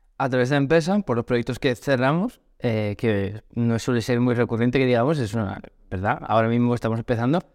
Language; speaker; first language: Spanish; early bilingual, other home language; Portuguese